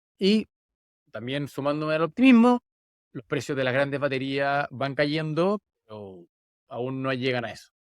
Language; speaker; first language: Spanish; native; Spanish